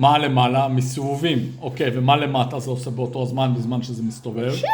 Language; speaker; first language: Hebrew; native; Hebrew